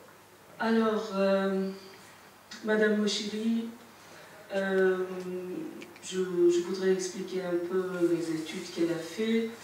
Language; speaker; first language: French; non-native, fluent; Persian